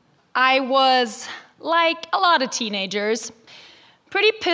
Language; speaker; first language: English; non-native, fluent; German